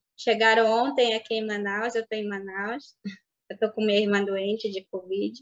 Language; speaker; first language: Portuguese; non-native, local second language; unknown